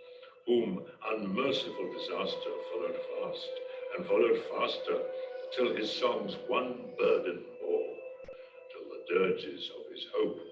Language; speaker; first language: English; native; English